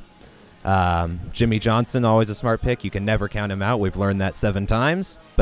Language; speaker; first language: English; native; English